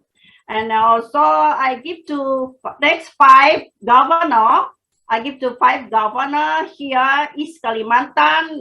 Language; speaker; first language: English; non-native, fluent; Indonesian